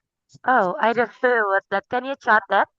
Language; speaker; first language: English; non-native, fluent; Filipino